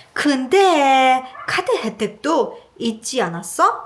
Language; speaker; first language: Korean; non-native, learner; Persian